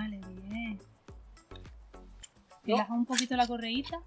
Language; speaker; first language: Spanish; native; Spanish